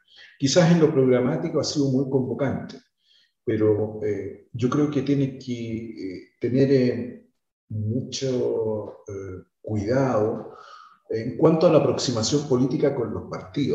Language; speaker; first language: Spanish; native; Spanish